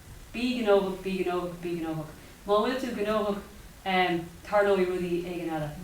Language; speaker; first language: Irish; non-native, local second language; English